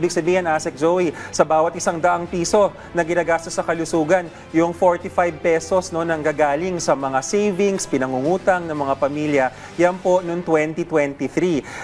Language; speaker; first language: Filipino; native; Filipino